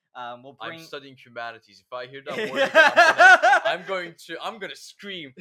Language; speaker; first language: English; non-native, fluent; Turkish